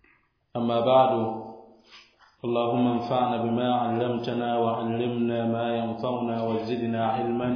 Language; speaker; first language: Arabic; non-native, fluent; Swahili